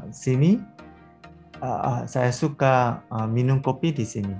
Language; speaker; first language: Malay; non-native, learner; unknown